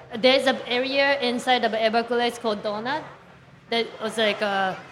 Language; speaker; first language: English; non-native, fluent; Japanese